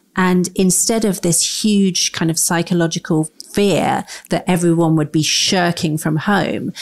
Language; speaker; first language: English; native; English